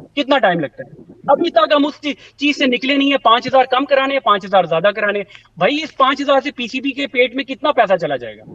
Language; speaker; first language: Urdu; native; Urdu